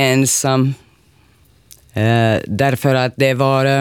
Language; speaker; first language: Swedish; non-native, learner; Finnish